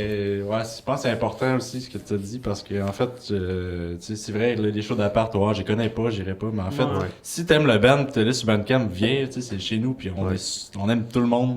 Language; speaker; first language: French; native; French